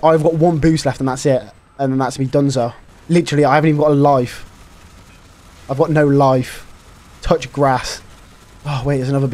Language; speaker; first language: English; native; English